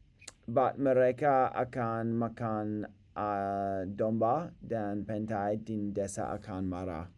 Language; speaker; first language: Indonesian; non-native, learner; English